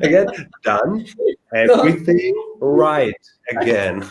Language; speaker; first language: English; non-native, learner; German